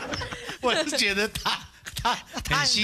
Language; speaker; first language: Chinese; native; Chinese